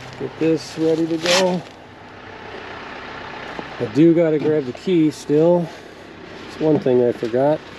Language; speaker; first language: English; native; English